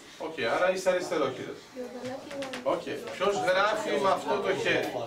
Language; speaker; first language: Greek; early bilingual, heritage; Greek